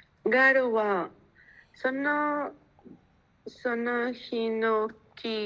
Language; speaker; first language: Japanese; non-native, learner; Spanish